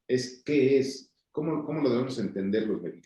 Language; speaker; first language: Spanish; native; Spanish